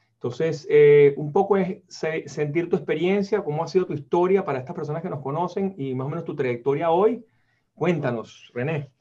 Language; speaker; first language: Spanish; native; Spanish